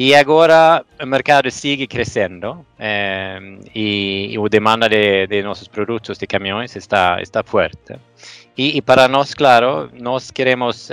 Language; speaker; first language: Portuguese; non-native, fluent; Swedish